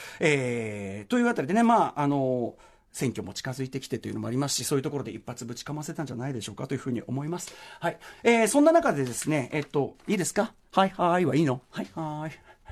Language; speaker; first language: Japanese; native; Japanese